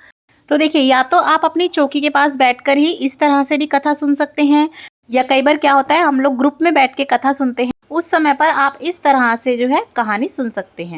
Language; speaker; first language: Hindi; native; Hindi